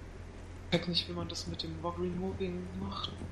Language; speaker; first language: German; native; German